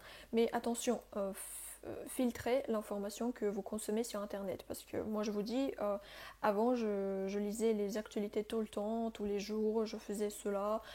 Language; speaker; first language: French; non-native, fluent; Russian